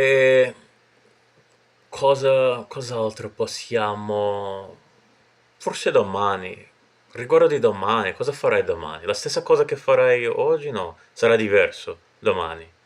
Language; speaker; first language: Italian; non-native, fluent; Portuguese